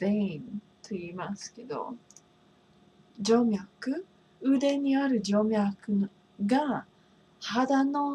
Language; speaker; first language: Japanese; non-native, fluent; English